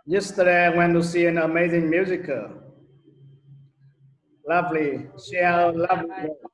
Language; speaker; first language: English; non-native, learner; Vietnamese